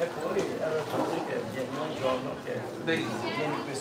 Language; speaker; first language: Italian; non-native, learner; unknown